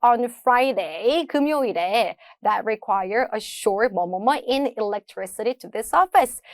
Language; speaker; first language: English; non-native, fluent; Korean